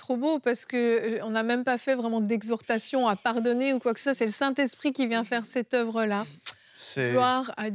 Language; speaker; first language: French; native; French